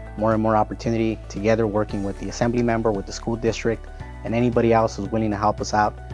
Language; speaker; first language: English; early bilingual, other home language; Spanish